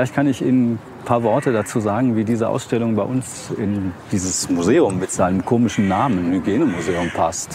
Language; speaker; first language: German; native; German